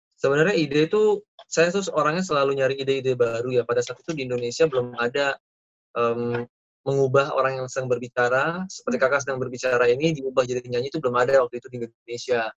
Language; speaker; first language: Indonesian; native; Indonesian